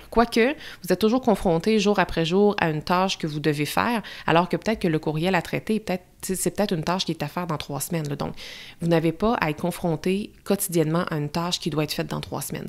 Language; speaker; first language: French; native; French